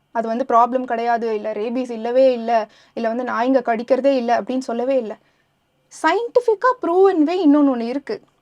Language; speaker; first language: Tamil; native; Tamil